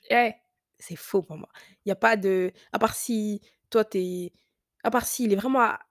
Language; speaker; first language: French; early bilingual, other home language; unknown